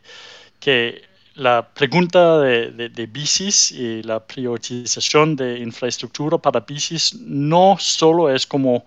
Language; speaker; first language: Spanish; non-native, fluent; Danish